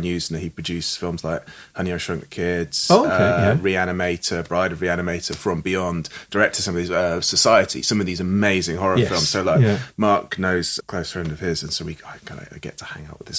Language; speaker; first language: English; native; English